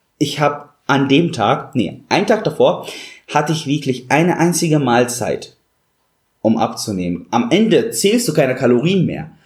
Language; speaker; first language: German; non-native, fluent; Arabic